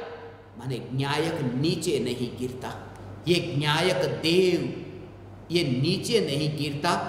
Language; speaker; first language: Hindi; non-native, local second language; Gujarati